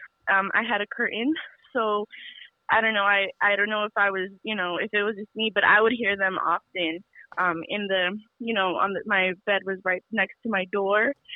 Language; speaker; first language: English; early bilingual, other home language; Spanish